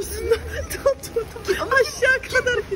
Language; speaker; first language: Turkish; non-native, learner; Polish